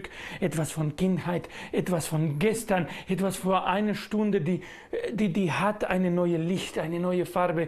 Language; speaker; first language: German; non-native, learner; Spanish